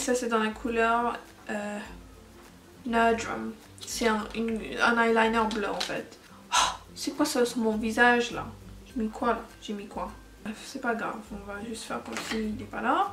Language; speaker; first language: French; early bilingual, heritage; French